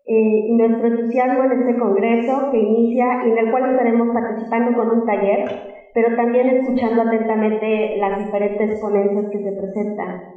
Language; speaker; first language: Spanish; native; Spanish